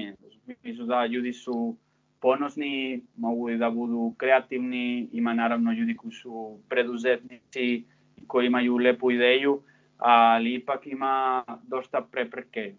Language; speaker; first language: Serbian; non-native, fluent; Spanish